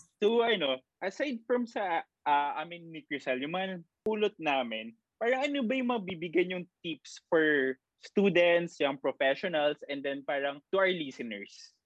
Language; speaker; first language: Filipino; native; Filipino